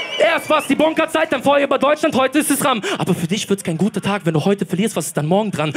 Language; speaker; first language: German; early bilingual, other home language; Polish